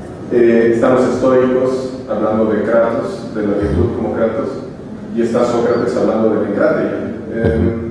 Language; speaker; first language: Spanish; native; Spanish